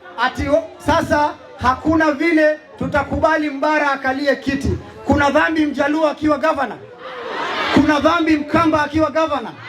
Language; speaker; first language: Swahili; native; Swahili